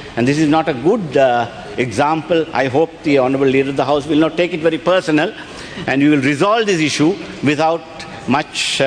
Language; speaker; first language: English; non-native, local second language; Sinhala